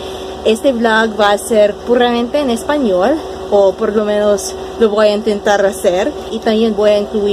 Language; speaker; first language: Spanish; non-native, fluent; English